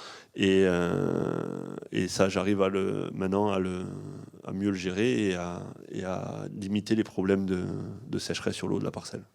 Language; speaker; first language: French; native; French